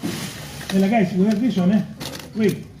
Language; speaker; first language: English; non-native, learner; Indonesian